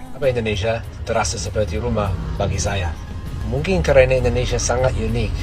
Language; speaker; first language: Indonesian; non-native, fluent; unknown